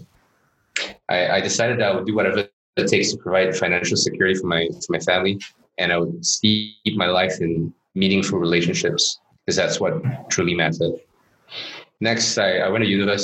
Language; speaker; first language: English; non-native, local second language; Chinese